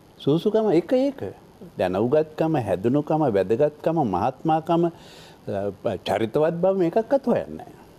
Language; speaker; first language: Sinhala; native; Sinhala